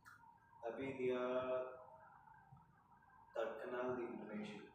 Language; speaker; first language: Indonesian; non-native, fluent; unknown